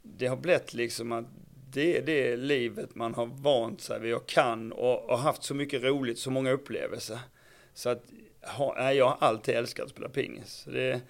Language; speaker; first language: Swedish; native; Swedish